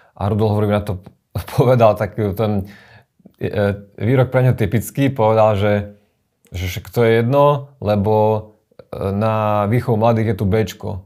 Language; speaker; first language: Slovak; native; Slovak